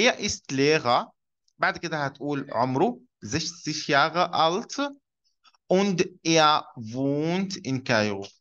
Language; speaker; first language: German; non-native, fluent; Arabic